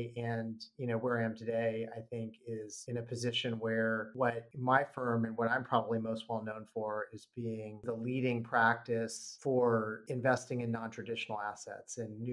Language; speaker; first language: English; native; English